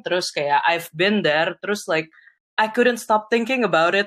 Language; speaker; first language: English; non-native, fluent; Indonesian